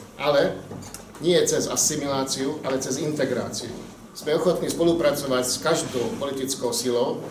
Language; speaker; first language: Slovak; non-native, local second language; Hungarian